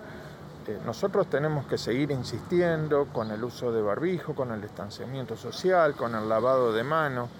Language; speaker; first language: Spanish; native; Spanish